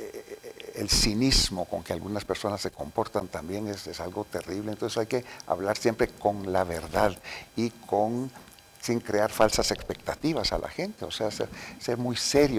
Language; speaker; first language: Spanish; native; Spanish